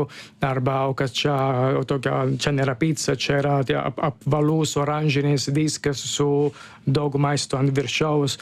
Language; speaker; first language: Lithuanian; non-native, learner; Italian